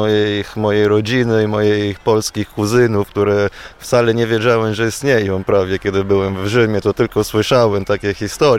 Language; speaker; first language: Polish; non-native, fluent; Italian